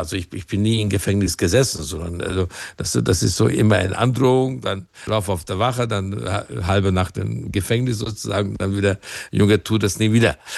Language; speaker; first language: German; non-native, fluent; Hungarian